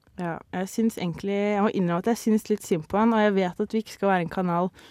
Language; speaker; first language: Norwegian; native; Norwegian